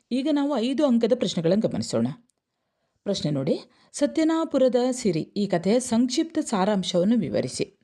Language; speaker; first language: Kannada; native; Kannada